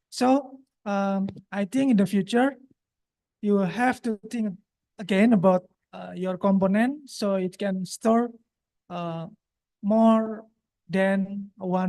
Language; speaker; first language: English; non-native, local second language; Indonesian